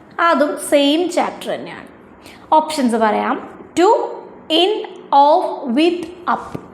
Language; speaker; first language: English; non-native, local second language; Malayalam